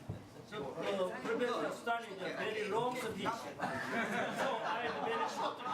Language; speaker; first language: English; non-native, learner; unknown